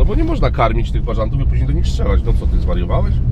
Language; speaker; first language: Polish; native; Polish